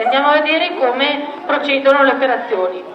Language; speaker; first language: Italian; native; Italian